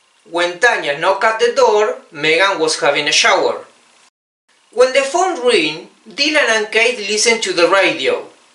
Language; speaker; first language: English; non-native, fluent; Spanish